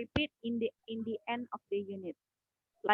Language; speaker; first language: English; non-native, learner; Indonesian